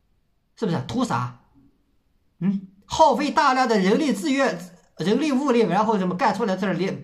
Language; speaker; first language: Chinese; native; Chinese